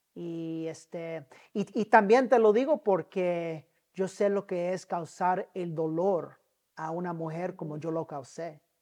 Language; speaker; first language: Spanish; early bilingual, heritage; Spanish